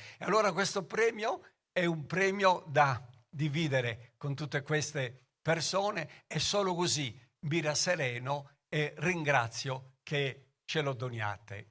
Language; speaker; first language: Italian; native; Italian